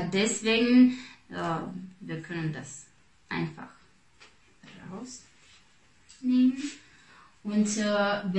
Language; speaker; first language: German; non-native, fluent; Russian